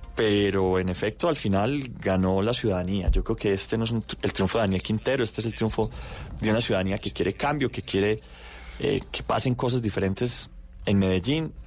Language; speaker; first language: Spanish; native; Spanish